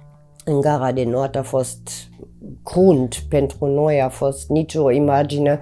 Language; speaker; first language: Romanian; non-native, fluent; German